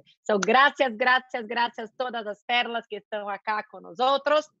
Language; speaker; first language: Spanish; non-native, learner; Portuguese